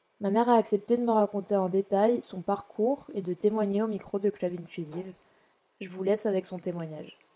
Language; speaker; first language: French; native; French